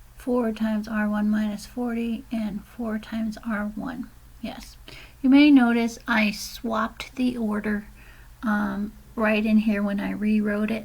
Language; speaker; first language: English; native; English